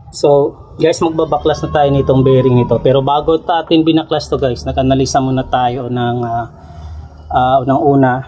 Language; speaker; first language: Filipino; native; Filipino